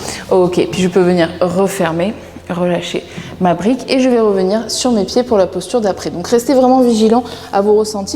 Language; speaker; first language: French; native; French